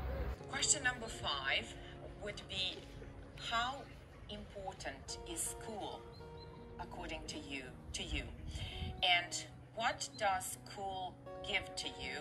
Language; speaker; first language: English; non-native, fluent; Serbian